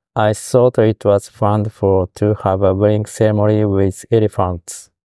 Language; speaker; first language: English; non-native, fluent; Japanese